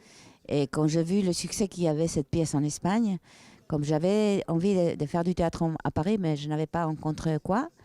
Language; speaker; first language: French; non-native, fluent; Spanish